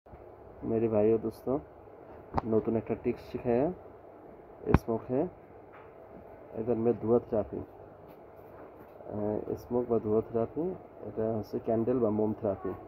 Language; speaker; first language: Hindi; non-native, learner; Bangla